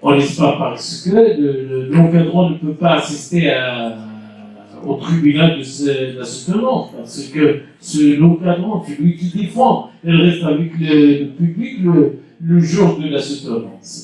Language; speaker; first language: French; non-native, local second language; Arabic